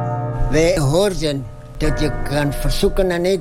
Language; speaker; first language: Dutch; non-native, local second language; Indonesian